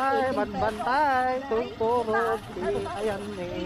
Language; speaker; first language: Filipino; non-native, local second language; Iloko